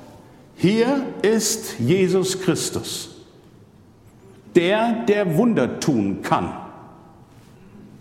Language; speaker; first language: German; native; German